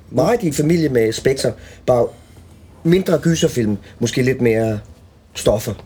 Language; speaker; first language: Danish; early bilingual, other home language; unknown